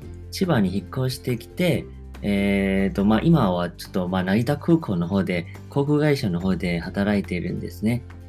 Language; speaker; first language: Japanese; non-native, fluent; Chinese